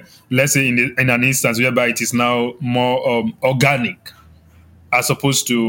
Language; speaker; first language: English; non-native, local second language; Yoruba